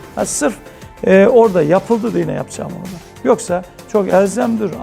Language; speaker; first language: Turkish; native; Turkish